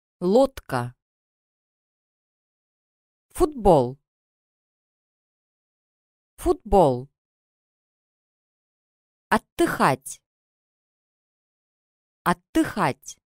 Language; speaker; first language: Russian; non-native, learner; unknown